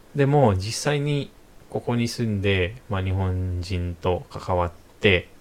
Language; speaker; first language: Japanese; non-native, fluent; Indonesian